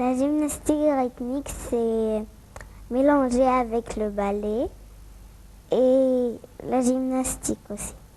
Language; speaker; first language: French; non-native, learner; Arabic